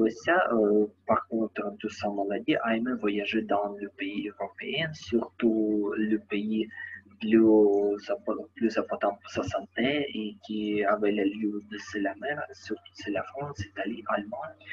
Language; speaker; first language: French; non-native, learner; Ukrainian